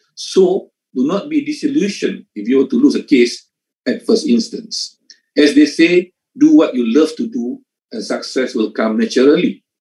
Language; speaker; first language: English; non-native, local second language; Malay